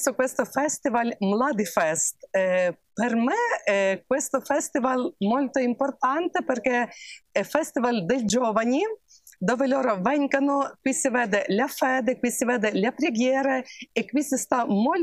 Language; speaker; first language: Italian; non-native, fluent; Ukrainian